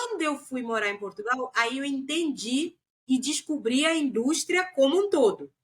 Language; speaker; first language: Portuguese; non-native, local second language; Kabuverdianu